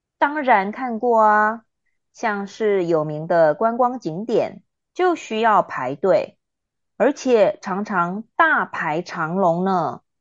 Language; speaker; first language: Chinese; native; Chinese